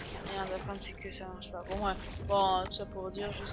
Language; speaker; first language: French; native; French